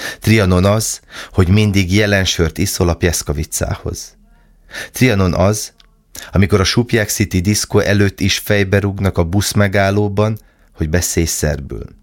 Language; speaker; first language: Hungarian; native; Hungarian